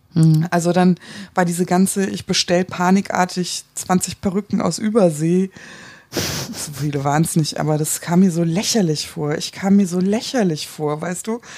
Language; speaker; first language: German; native; German